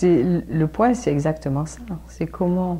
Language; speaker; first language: French; native; French